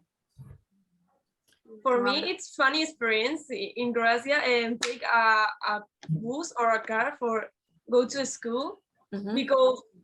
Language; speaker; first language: English; non-native, learner; Spanish